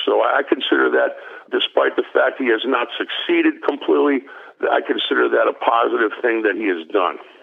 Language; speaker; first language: English; early bilingual, other home language; German